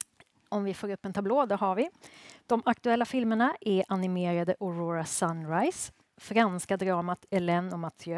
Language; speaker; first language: Swedish; native; Swedish